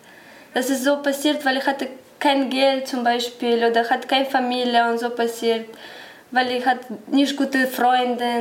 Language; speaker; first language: German; non-native, learner; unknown